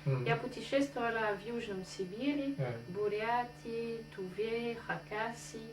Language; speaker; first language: Russian; non-native, fluent; French